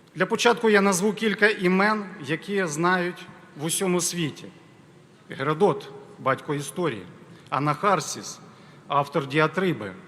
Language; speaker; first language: Ukrainian; native; Ukrainian